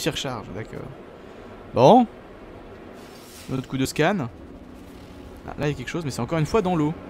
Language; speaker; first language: French; native; French